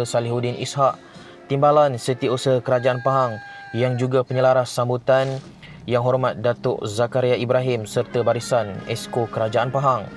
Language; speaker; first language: Malay; native; Malay